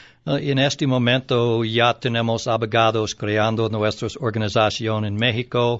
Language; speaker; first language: Spanish; non-native, learner; English